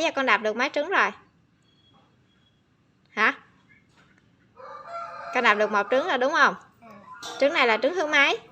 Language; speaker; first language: Vietnamese; native; Vietnamese